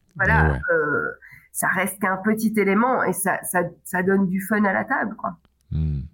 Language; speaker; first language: French; native; French